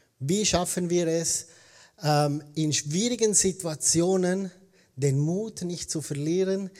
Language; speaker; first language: German; native; German